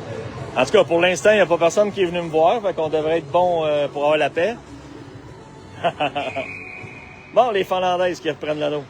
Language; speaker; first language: French; native; French